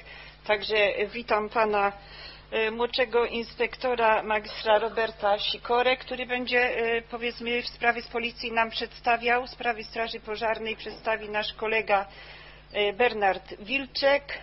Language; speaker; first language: Polish; native; Polish